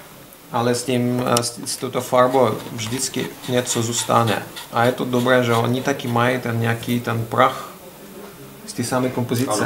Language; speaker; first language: Czech; non-native, learner; Russian